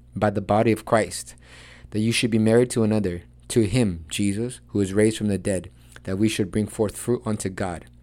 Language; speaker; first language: English; early bilingual, other home language; Spanish